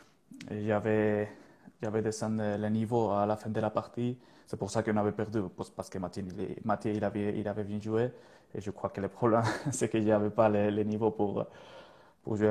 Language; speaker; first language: French; non-native, learner; Spanish